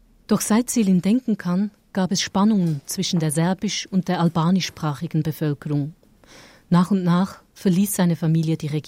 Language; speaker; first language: German; native; German